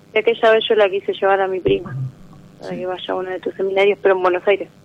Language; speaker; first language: Spanish; native; Spanish